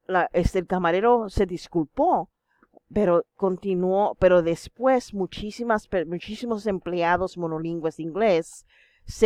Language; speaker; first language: Spanish; non-native, fluent; English